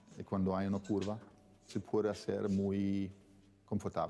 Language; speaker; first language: Spanish; non-native, fluent; Italian